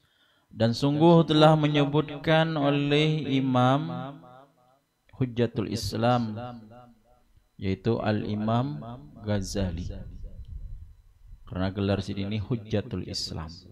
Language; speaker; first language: Indonesian; non-native, local second language; Banjar